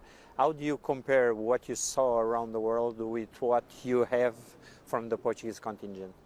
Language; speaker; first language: English; non-native, fluent; Portuguese